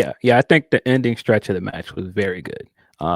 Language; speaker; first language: English; native; English